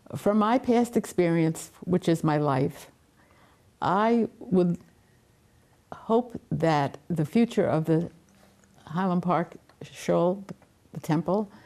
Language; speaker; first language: English; native; English